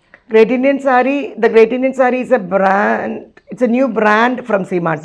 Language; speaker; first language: Malayalam; native; Malayalam